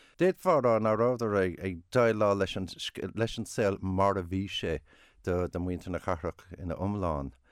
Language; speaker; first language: Irish; non-native, local second language; English